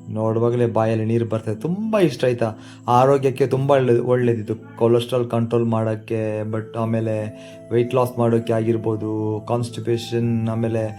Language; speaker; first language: Kannada; non-native, local second language; Tulu